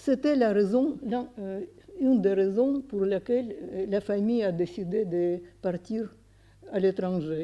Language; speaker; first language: French; non-native, fluent; Russian